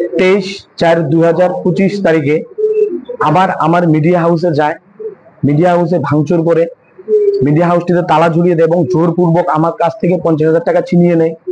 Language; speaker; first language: Bangla; native; Bangla